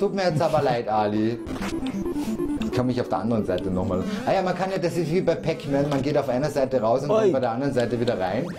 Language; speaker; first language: German; native; German